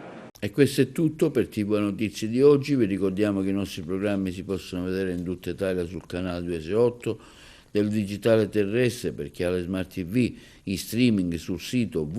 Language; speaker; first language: Italian; native; Italian